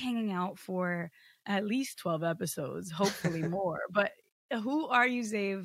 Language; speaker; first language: English; early bilingual, other home language; Portuguese